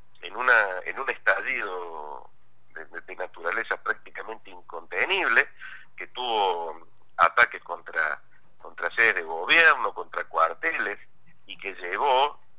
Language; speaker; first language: Spanish; native; Spanish